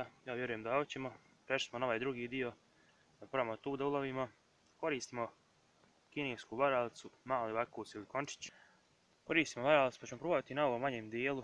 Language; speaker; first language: Serbian; native; Serbian